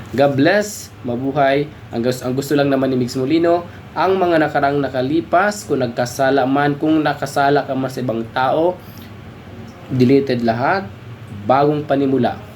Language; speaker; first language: Filipino; non-native, local second language; Cebuano